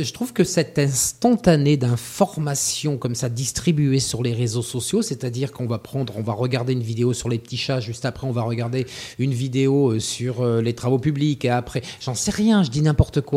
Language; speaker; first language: French; native; French